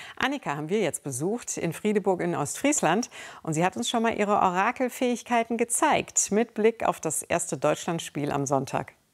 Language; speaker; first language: German; native; German